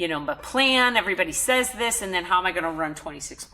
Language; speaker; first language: English; native; English